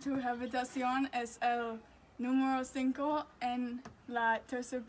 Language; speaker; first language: Spanish; non-native, learner; English